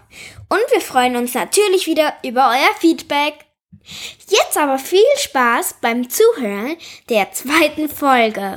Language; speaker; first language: German; native; German